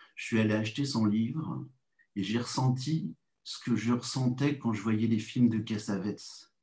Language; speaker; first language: French; native; French